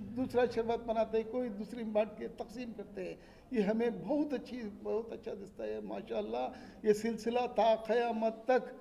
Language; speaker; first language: Hindi; non-native, local second language; Urdu